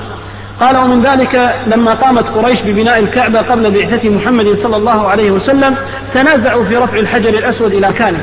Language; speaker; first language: Arabic; native; Arabic